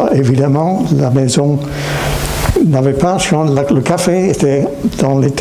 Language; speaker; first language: French; non-native, fluent; English